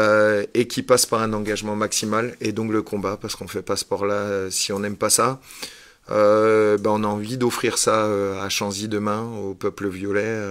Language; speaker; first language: French; native; French